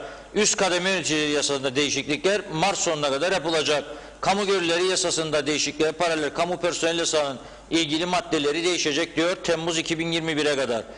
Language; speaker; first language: Turkish; native; Turkish